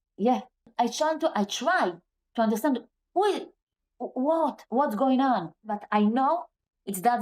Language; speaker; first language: English; non-native, learner; Hebrew